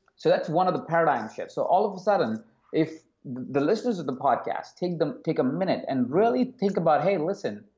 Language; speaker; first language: English; non-native, local second language; Hindi